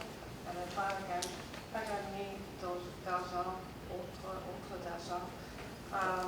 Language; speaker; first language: French; non-native, learner; English